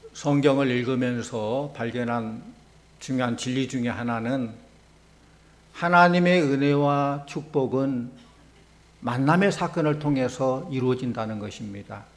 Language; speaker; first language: Korean; native; Korean